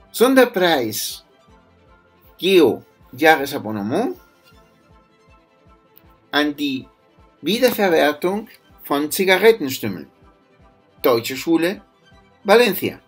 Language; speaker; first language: German; non-native, fluent; Spanish